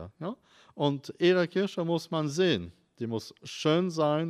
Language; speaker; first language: German; non-native, fluent; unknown